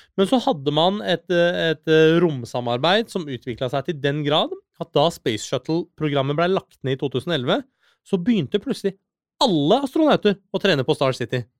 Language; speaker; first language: Norwegian; early bilingual, other home language; Persian